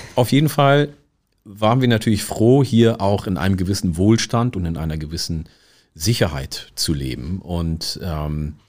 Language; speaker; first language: German; early bilingual, other home language; Oromo